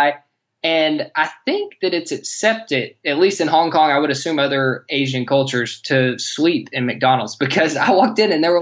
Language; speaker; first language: English; native; English